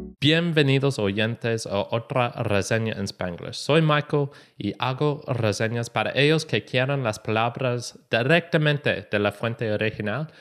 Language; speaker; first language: Spanish; non-native, learner; English